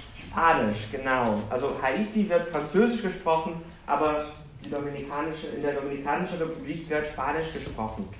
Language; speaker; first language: German; non-native, fluent; Portuguese